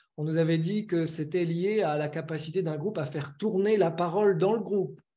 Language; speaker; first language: French; native; French